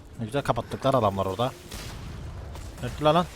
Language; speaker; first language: Turkish; native; Turkish